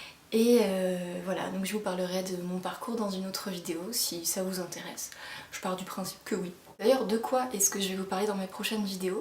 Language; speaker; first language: French; native; French